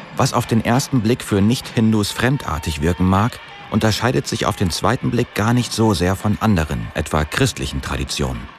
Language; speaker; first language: German; native; German